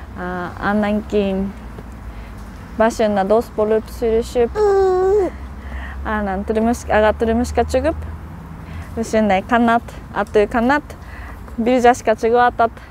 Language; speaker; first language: Kyrgyz; non-native, fluent; Japanese